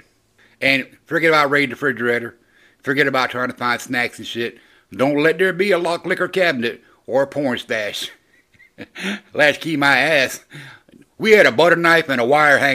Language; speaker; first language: English; native; English